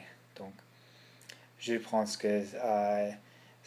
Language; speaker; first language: French; non-native, learner; English